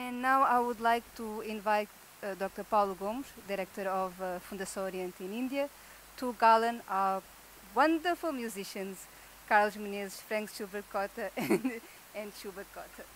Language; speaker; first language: English; non-native, local second language; Portuguese